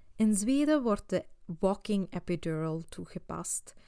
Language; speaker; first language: Dutch; non-native, fluent; Swedish